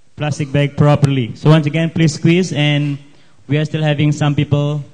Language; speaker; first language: English; non-native, learner; Indonesian